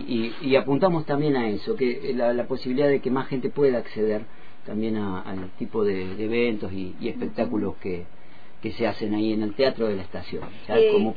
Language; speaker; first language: Spanish; native; Spanish